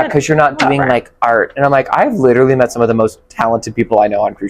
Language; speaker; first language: English; native; English